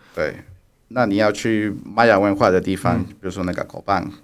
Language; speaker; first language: Chinese; non-native, fluent; Spanish